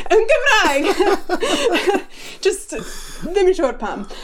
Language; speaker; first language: Welsh; non-native, learner; English